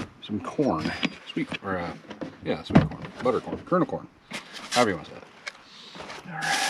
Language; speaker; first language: English; native; English